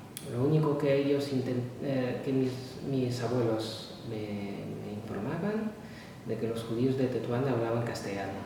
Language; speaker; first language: Spanish; non-native, fluent; Arabic